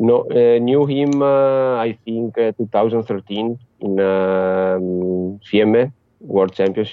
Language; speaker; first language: English; non-native, fluent; Italian